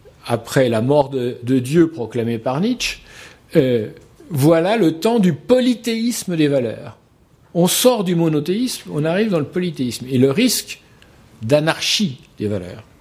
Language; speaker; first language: French; native; French